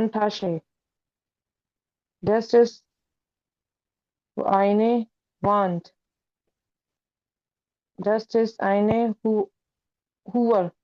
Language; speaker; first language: German; non-native, learner; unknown